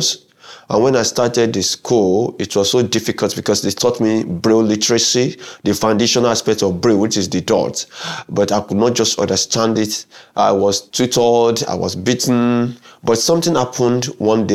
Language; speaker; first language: English; non-native, local second language; Yoruba